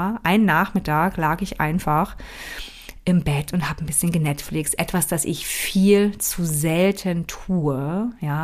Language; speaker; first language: German; native; German